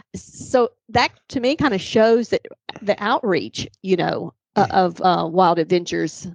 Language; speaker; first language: English; native; English